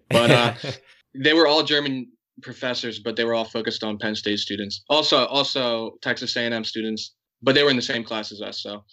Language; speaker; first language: English; native; English